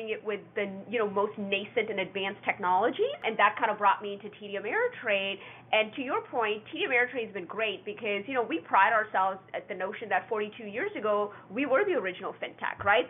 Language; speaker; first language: English; native; English